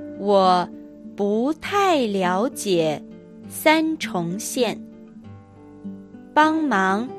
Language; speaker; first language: Chinese; non-native, fluent; Japanese